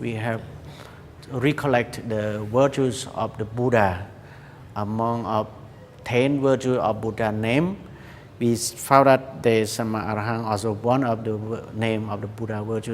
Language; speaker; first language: English; non-native, learner; Khmer